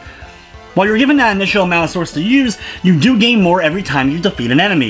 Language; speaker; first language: English; native; English